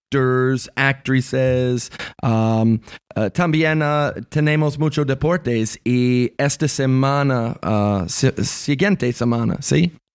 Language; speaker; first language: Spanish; non-native, learner; English